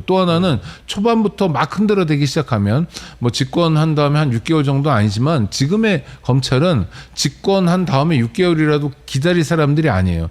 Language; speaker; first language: Korean; native; Korean